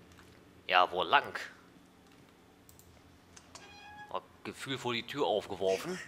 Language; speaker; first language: German; native; German